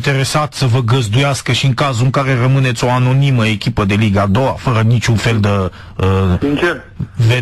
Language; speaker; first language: Romanian; native; Romanian